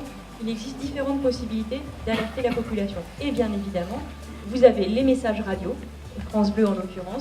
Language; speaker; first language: French; native; French